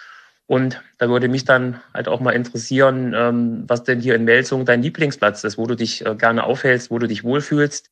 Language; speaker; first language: German; native; German